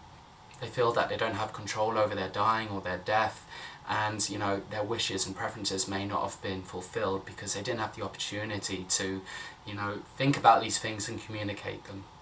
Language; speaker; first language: English; native; English